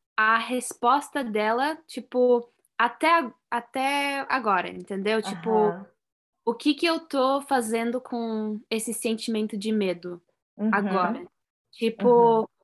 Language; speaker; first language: Portuguese; early bilingual, heritage; Portuguese